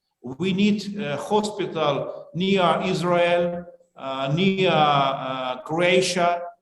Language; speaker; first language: English; non-native, learner; Ukrainian